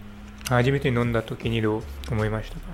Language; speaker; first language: Japanese; non-native, learner; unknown